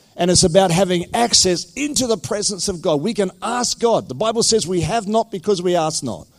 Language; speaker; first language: English; native; English